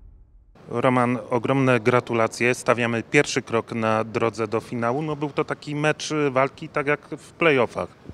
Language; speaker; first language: Polish; native; Polish